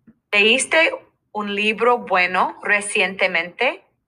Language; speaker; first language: Spanish; non-native, fluent; English